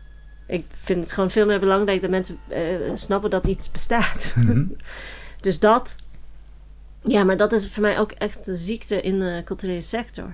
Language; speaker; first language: Dutch; non-native, fluent; English